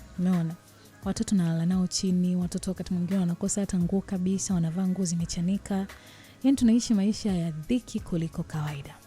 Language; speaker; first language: Swahili; native; Swahili